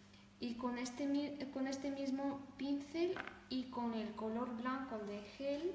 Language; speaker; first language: Spanish; non-native, fluent; Russian